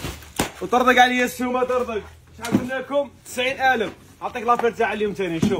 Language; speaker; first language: Arabic; native; Arabic